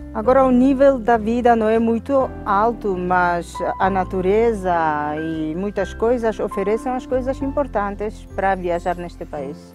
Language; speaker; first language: Portuguese; non-native, fluent; Georgian